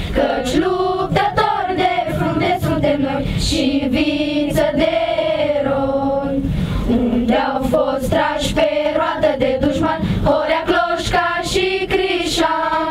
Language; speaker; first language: Romanian; native; Romanian